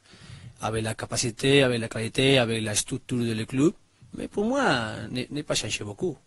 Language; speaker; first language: French; non-native, learner; Spanish